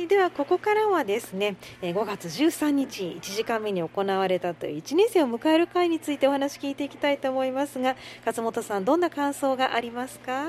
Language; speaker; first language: Japanese; native; Japanese